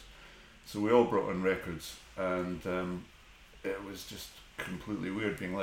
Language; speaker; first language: English; native; English